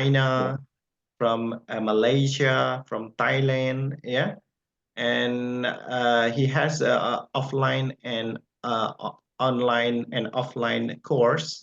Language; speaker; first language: English; non-native, fluent; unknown